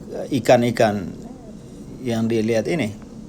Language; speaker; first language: Indonesian; non-native, local second language; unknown